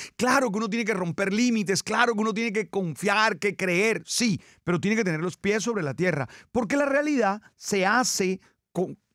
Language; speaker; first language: Spanish; native; Spanish